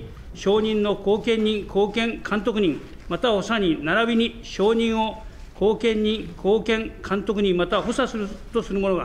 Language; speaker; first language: Japanese; native; Japanese